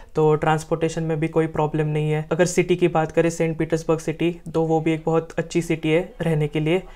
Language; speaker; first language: Hindi; non-native, local second language; Marathi